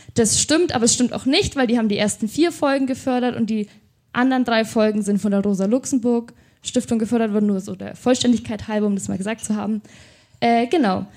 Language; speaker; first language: German; native; German